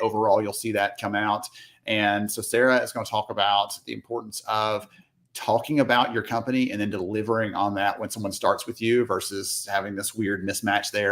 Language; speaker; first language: English; native; English